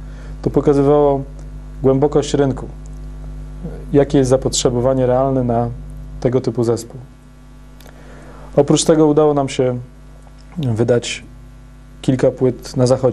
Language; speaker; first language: Polish; native; Polish